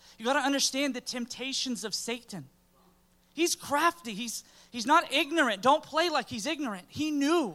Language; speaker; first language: English; native; English